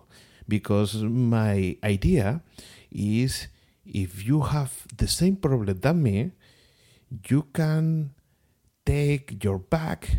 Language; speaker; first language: English; non-native, learner; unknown